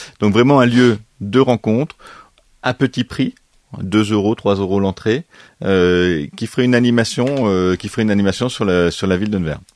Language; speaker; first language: French; native; French